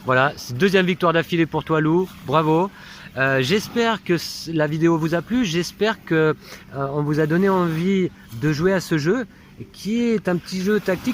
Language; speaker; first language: French; native; French